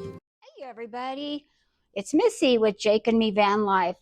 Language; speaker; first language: English; native; English